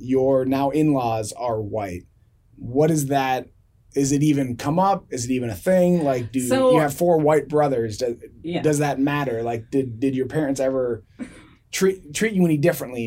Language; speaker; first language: English; native; English